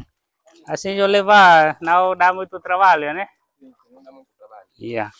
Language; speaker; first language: Portuguese; non-native, learner; Vietnamese